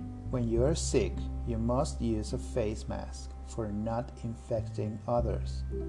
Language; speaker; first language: English; non-native, fluent; Spanish